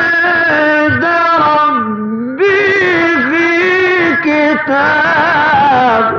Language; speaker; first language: Arabic; native; Arabic